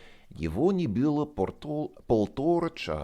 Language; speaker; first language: Russian; non-native, fluent; English